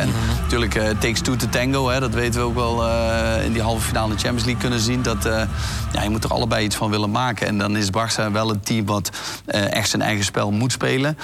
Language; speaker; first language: Dutch; native; Dutch